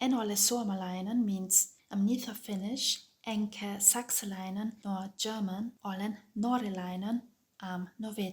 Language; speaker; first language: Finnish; non-native, fluent; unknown